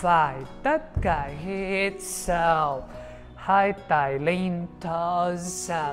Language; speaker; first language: Vietnamese; non-native, learner; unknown